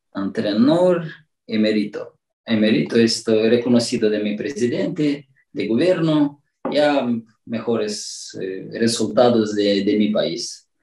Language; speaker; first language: Spanish; non-native, fluent; Romanian